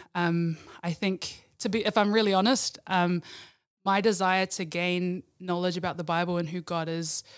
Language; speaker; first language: English; early bilingual, other home language; Samoan